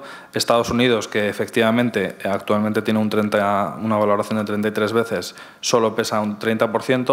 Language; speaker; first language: Spanish; native; Spanish